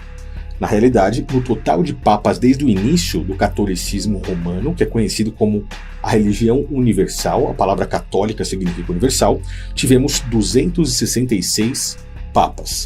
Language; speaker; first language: Portuguese; native; Portuguese